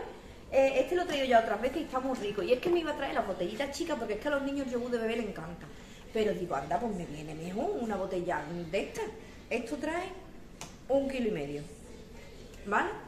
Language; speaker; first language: Spanish; native; Spanish